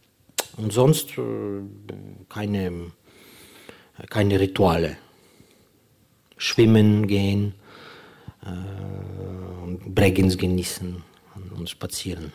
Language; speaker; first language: German; non-native, fluent; Ukrainian